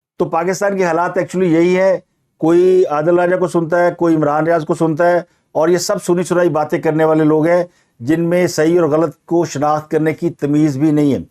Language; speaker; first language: Urdu; non-native, local second language; Punjabi